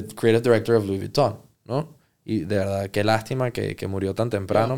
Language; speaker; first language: Spanish; early bilingual, heritage; Spanish